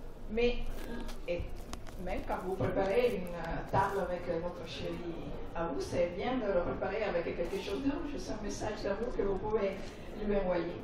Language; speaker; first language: French; non-native, fluent; Italian